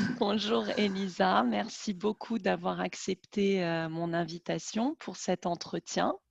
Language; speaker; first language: French; native; French